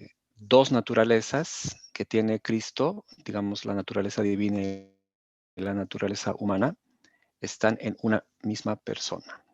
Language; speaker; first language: Spanish; native; Spanish